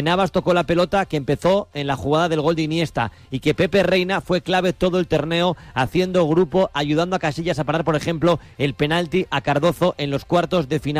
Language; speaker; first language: Spanish; native; Spanish